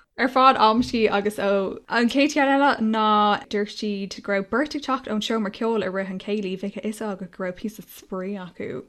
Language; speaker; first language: Irish; non-native, local second language; English